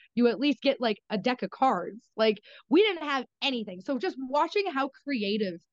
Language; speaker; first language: English; native; English